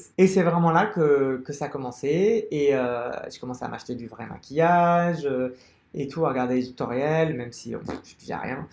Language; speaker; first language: French; non-native, local second language; Arabic